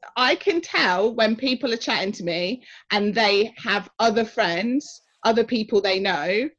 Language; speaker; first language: English; native; English